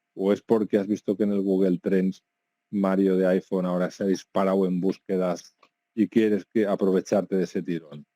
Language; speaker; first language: Spanish; non-native, local second language; Catalan